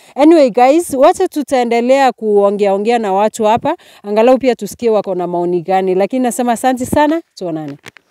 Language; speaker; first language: Swahili; non-native, local second language; Gusii